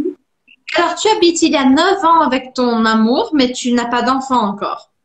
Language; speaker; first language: French; non-native, fluent; Portuguese